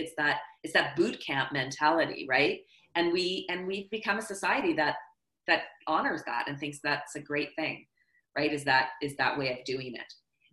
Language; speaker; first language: English; native; English